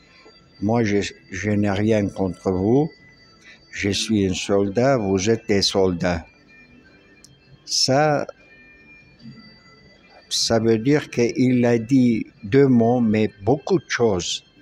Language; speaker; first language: French; non-native, local second language; Armenian